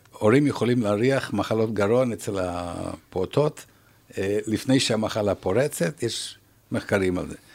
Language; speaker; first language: Hebrew; non-native, fluent; English